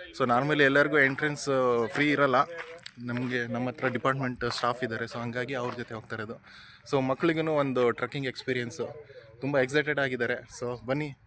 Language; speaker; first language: Kannada; native; Kannada